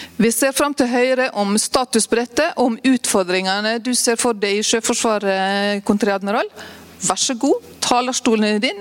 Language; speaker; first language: Norwegian; native; Norwegian